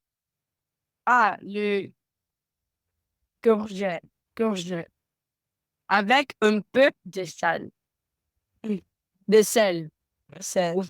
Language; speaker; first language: French; non-native, learner; Spanish